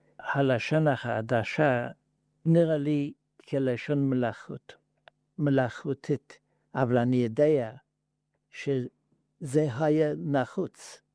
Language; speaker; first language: Hebrew; non-native, learner; Yiddish